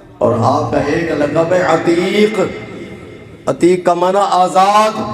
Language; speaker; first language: Urdu; non-native, local second language; Punjabi